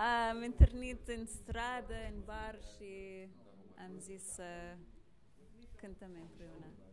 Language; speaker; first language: Romanian; non-native, learner; English